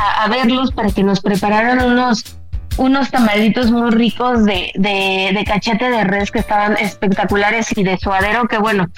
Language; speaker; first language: Spanish; native; Spanish